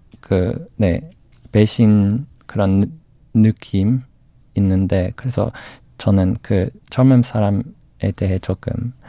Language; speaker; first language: Korean; non-native, learner; English